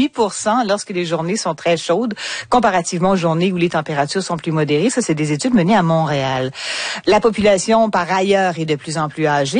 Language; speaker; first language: French; native; French